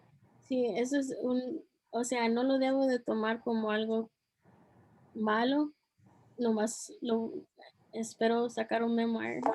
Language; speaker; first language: Spanish; early bilingual, heritage; Spanish